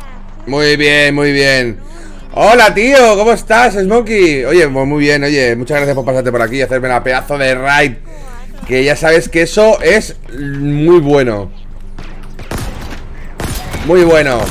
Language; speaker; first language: Spanish; native; Spanish